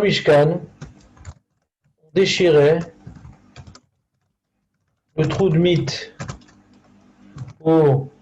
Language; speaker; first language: French; native; French